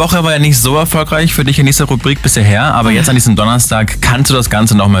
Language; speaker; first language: German; native; German